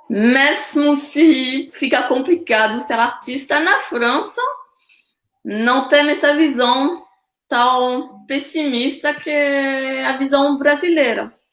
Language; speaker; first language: Portuguese; non-native, fluent; French